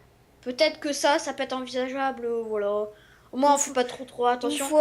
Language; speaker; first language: French; native; French